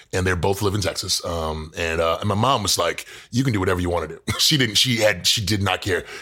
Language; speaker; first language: English; native; English